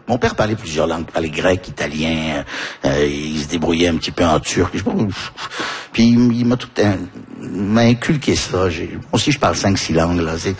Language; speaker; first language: French; early bilingual, heritage; French